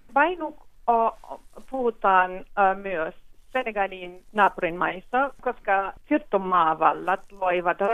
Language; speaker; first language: Finnish; non-native, fluent; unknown